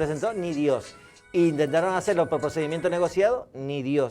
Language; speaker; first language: Spanish; native; Spanish